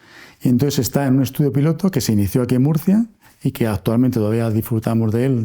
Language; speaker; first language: Spanish; native; Spanish